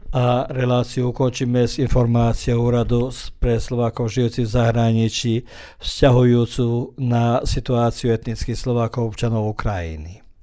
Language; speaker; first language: Slovak; early bilingual, heritage; Slovak